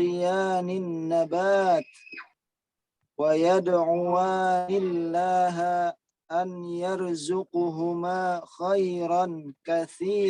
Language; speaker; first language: Arabic; non-native, learner; Indonesian